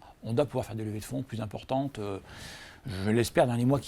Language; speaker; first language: French; native; French